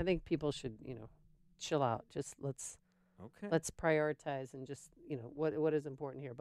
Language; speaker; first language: English; native; English